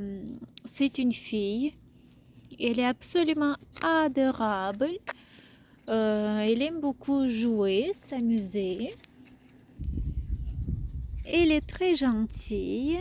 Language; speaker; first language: French; non-native, fluent; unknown